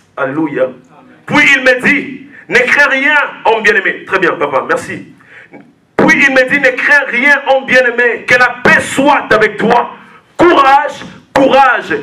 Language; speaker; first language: French; non-native, local second language; Lingala